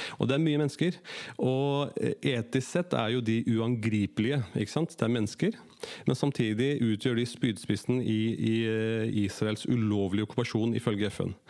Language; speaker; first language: Norwegian; early bilingual, other home language; Urdu